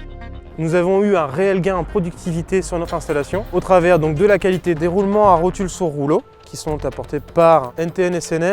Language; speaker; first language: French; native; French